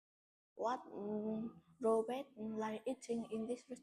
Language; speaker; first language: English; non-native, learner; Vietnamese